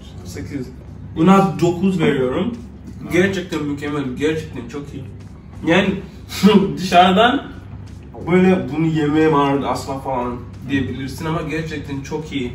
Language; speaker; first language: Turkish; non-native, fluent; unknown